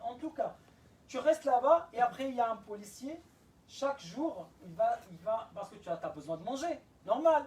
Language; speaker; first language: French; non-native, fluent; Arabic